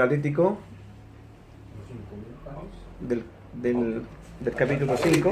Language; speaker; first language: Spanish; native; Spanish